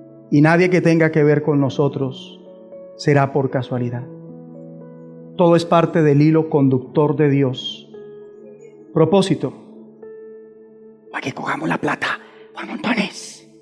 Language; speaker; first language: Spanish; native; Spanish